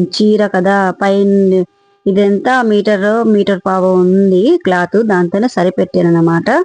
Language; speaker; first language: Telugu; non-native, local second language; Marathi